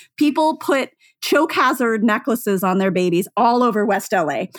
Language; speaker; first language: English; native; English